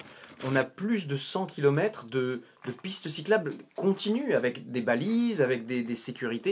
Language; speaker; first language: French; native; French